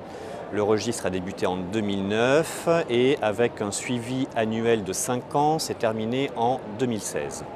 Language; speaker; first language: French; native; French